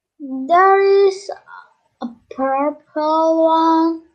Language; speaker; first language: English; non-native, learner; Turkish